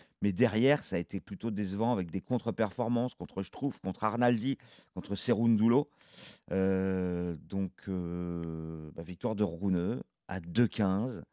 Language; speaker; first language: French; native; French